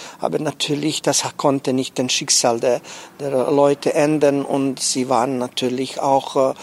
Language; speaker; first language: German; non-native, local second language; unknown